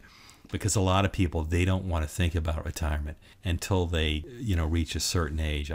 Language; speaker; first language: English; native; English